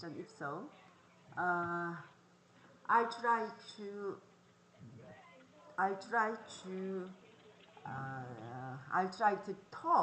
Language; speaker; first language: English; non-native, fluent; Korean